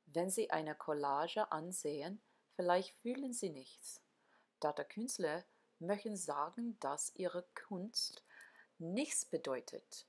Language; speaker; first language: German; non-native, learner; English